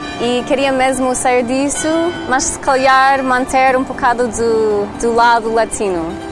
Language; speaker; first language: Portuguese; non-native, learner; English